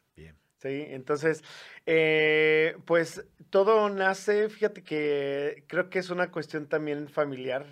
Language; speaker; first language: Spanish; native; Spanish